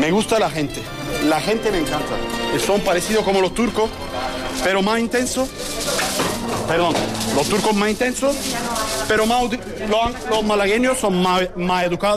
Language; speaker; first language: Spanish; non-native, learner; Turkish